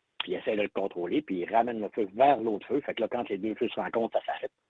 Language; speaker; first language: French; native; French